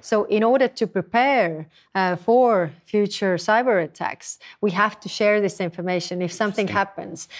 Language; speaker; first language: English; non-native, fluent; Estonian